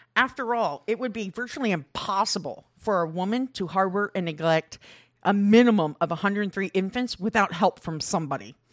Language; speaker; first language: English; early bilingual, other home language; Korean